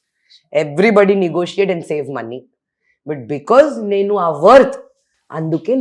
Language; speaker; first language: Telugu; non-native, learner; Hindi